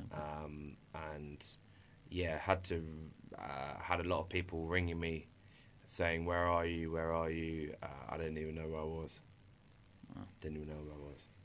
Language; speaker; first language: English; native; English